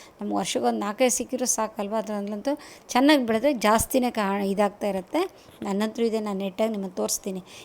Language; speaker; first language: Kannada; native; Kannada